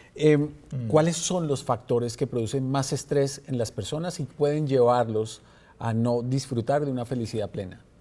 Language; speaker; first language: Spanish; native; Spanish